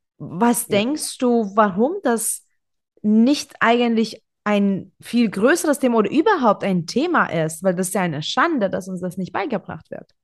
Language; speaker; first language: German; native; German